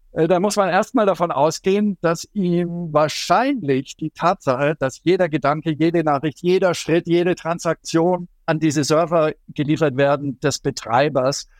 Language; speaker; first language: German; native; German